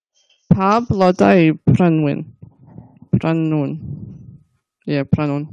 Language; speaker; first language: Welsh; non-native, learner; English